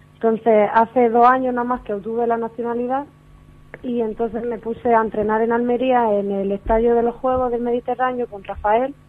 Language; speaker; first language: Spanish; early bilingual, other home language; Arabic